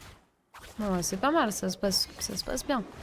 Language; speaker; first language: French; native; French